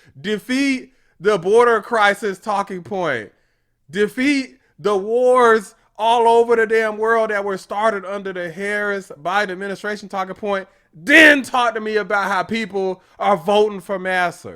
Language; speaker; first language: English; native; English